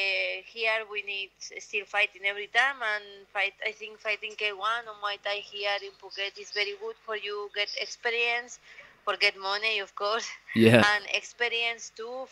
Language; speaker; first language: English; non-native, learner; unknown